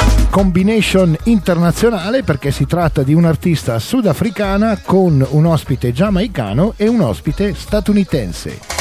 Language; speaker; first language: Italian; native; Italian